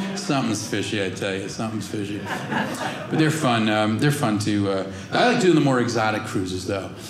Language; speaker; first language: English; native; English